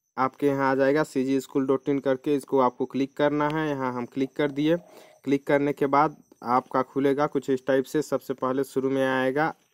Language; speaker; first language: Hindi; native; Hindi